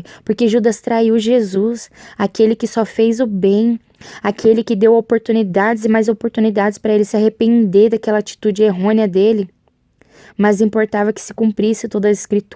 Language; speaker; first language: Portuguese; native; Portuguese